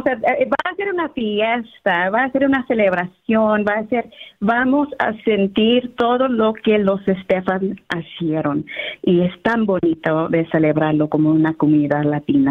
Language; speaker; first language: Spanish; early bilingual, heritage; Spanish